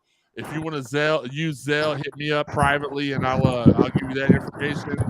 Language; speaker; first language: English; native; English